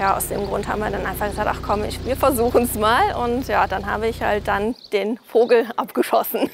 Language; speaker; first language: German; native; German